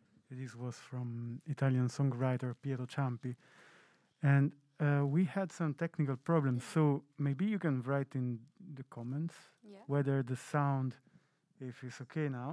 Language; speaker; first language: English; non-native, fluent; Italian